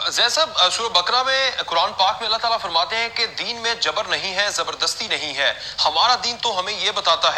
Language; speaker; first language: Urdu; native; Urdu